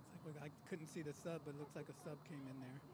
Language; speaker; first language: English; native; English